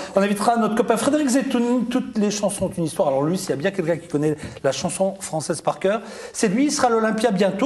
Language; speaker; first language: French; native; French